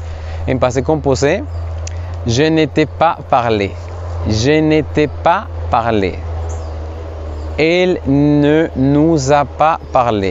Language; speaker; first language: French; non-native, fluent; Spanish